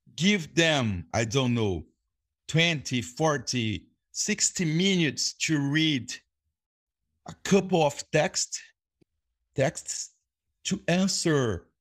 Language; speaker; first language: English; non-native, fluent; Portuguese